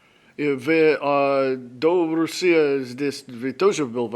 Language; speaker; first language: Russian; non-native, learner; English